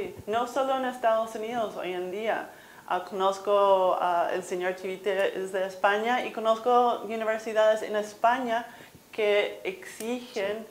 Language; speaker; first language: Spanish; non-native, fluent; English